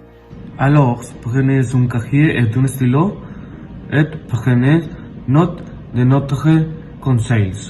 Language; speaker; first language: French; non-native, learner; Spanish